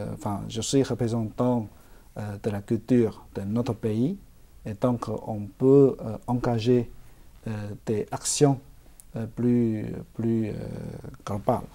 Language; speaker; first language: French; non-native, fluent; Chinese